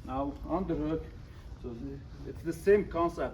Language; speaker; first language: English; non-native, fluent; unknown